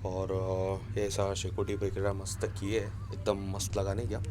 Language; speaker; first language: Hindi; non-native, local second language; Marathi